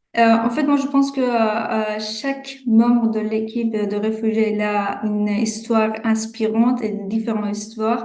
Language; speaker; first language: French; non-native, fluent; Persian